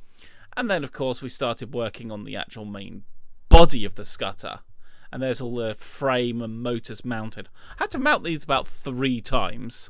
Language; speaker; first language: English; native; English